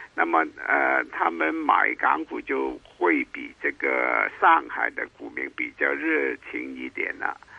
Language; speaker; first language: Chinese; non-native, local second language; Cantonese